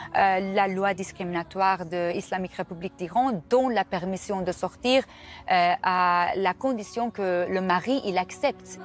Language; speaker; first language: French; non-native, fluent; Persian